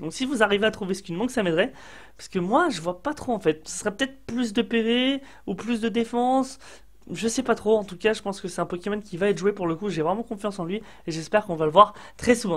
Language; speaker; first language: French; native; French